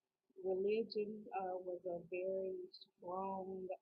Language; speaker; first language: English; native; English